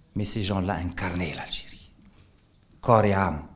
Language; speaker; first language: French; non-native, local second language; Arabic